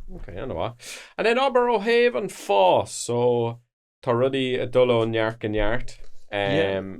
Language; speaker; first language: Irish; non-native, local second language; English